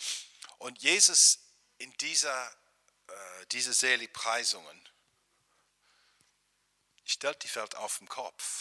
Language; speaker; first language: German; non-native, fluent; English